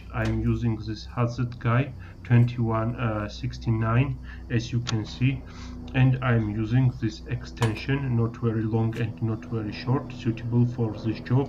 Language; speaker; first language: English; non-native, learner; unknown